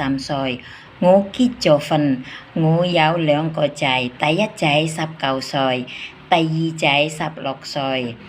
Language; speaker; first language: Cantonese; non-native, learner; Indonesian